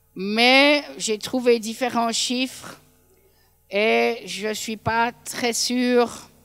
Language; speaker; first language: French; native; French